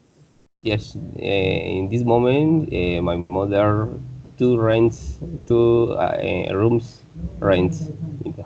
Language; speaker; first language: English; non-native, learner; Spanish